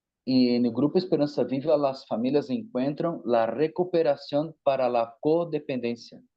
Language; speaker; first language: Spanish; non-native, fluent; Portuguese